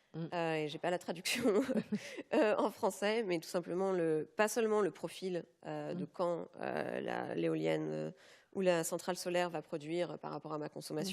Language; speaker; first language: French; native; French